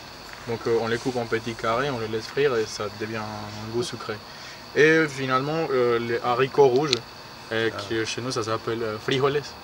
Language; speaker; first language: French; non-native, learner; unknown